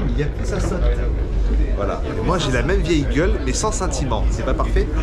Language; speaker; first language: French; native; French